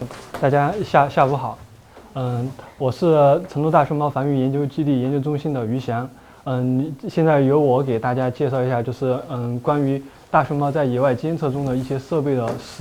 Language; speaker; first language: Chinese; native; Chinese